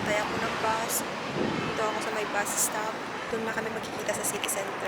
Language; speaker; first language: Filipino; native; Filipino